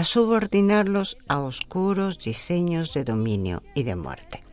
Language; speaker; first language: Spanish; native; Spanish